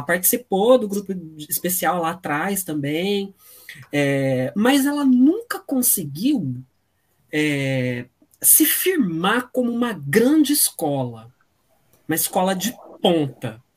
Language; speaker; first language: Portuguese; native; Portuguese